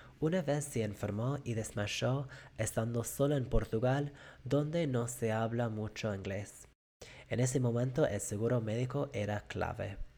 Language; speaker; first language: Spanish; non-native, fluent; English